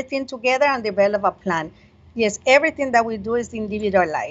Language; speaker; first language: English; non-native, fluent; Spanish